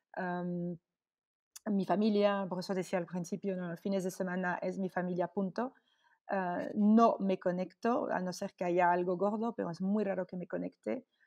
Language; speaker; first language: Spanish; non-native, fluent; French